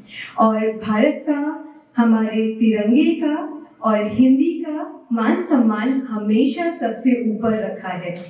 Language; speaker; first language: Hindi; native; Hindi